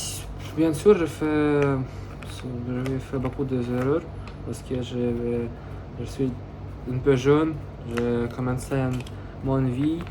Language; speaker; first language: French; non-native, learner; Russian